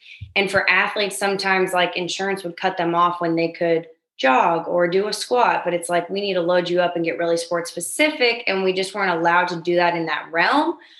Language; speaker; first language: English; native; English